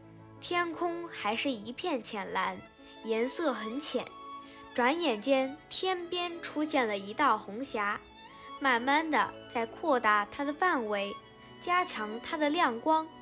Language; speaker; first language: Chinese; native; Chinese